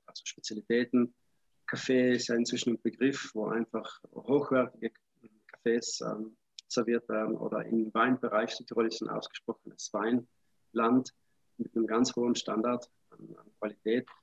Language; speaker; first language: German; native; German